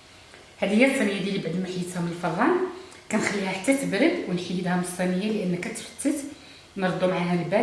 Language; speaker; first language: Arabic; native; Arabic